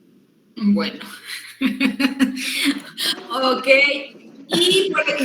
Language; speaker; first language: Spanish; native; Spanish